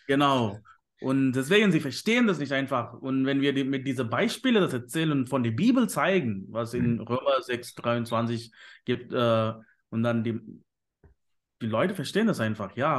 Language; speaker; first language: German; non-native, fluent; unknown